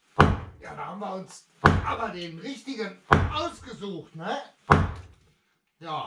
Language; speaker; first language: German; native; German